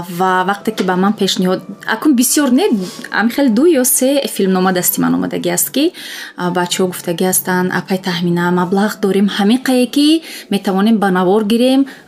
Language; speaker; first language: Tajik; non-native, local second language; Russian